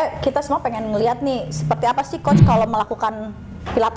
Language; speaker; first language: Indonesian; native; Indonesian